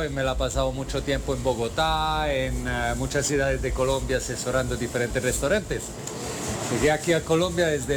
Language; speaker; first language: Spanish; non-native, fluent; Italian